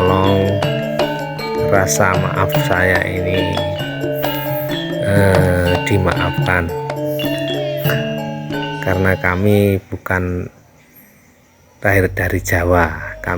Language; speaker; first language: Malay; non-native, local second language; Javanese